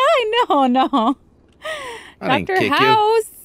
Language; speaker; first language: English; native; English